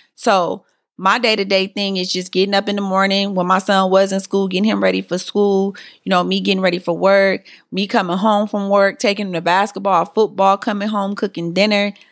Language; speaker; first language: English; native; English